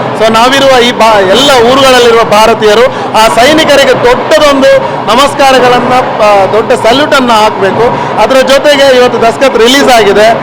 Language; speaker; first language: Kannada; non-native, local second language; Tulu